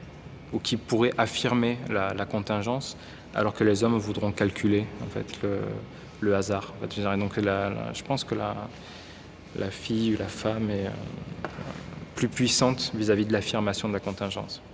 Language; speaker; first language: French; native; French